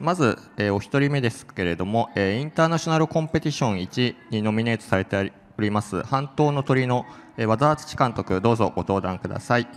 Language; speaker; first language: Japanese; native; Japanese